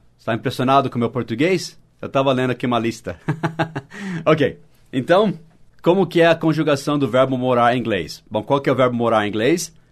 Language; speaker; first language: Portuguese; non-native, fluent; English